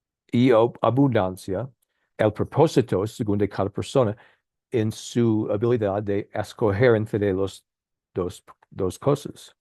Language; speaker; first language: Spanish; non-native, learner; English